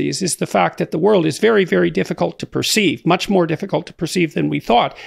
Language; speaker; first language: English; native; English